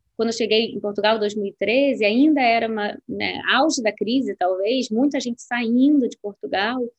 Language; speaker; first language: Portuguese; native; Portuguese